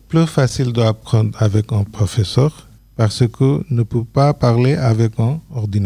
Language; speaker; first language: French; non-native, learner; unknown